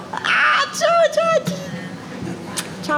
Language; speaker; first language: Italian; native; Italian